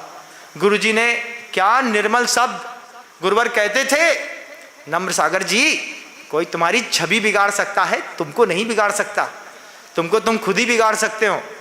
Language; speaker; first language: Hindi; native; Hindi